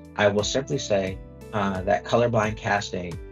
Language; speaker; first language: English; native; English